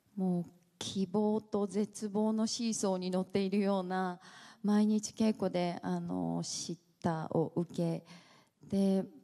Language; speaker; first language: Japanese; native; Japanese